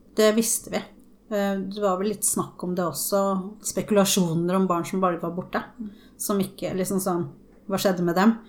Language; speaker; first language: Norwegian; early bilingual, other home language; Spanish